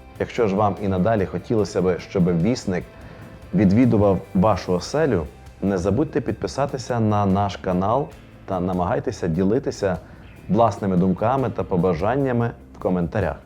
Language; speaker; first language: Ukrainian; native; Ukrainian